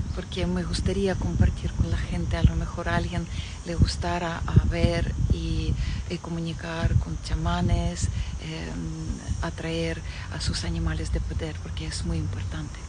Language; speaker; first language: Spanish; non-native, fluent; Ukrainian